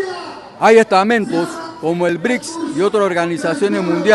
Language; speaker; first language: Spanish; native; Spanish